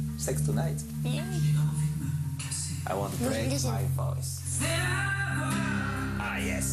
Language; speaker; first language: English; non-native, learner; French